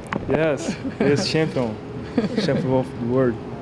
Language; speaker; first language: English; non-native, learner; Portuguese